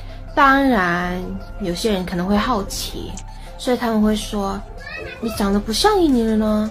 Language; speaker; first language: Chinese; non-native, fluent; Indonesian